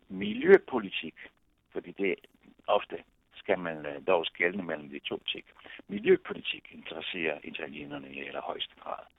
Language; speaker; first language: Danish; non-native, fluent; Italian